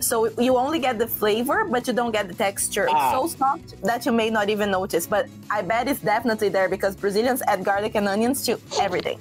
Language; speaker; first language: English; non-native, fluent; Portuguese